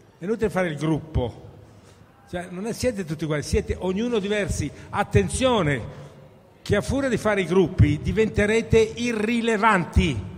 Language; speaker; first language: Italian; native; Italian